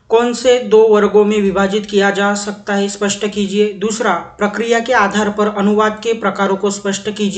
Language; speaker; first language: Hindi; non-native, local second language; Marathi